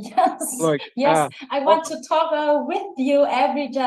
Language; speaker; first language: English; non-native, learner; Vietnamese